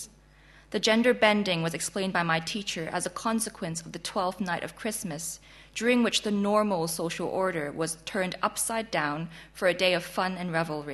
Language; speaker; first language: English; non-native, local second language; Chinese